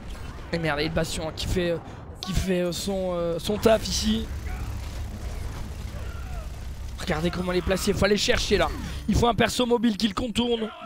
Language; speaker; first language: French; native; French